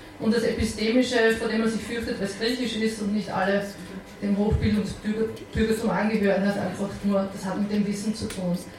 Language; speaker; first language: German; native; German